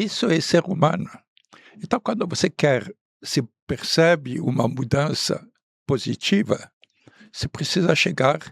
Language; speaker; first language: Portuguese; non-native, fluent; Arabic